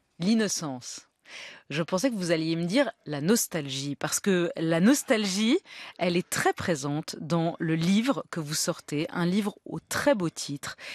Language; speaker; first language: French; native; French